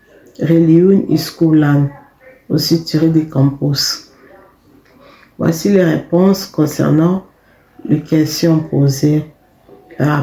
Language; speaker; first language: French; non-native, fluent; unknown